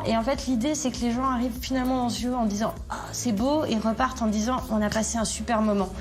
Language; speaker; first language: French; native; French